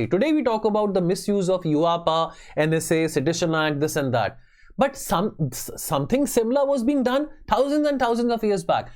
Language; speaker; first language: English; non-native, local second language; Hindi